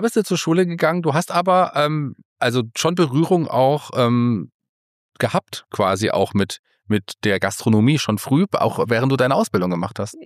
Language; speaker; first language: German; native; German